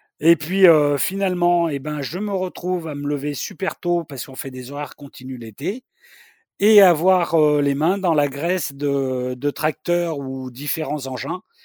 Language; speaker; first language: French; native; French